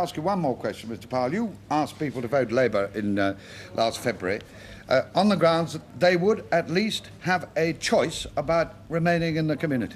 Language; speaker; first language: English; native; English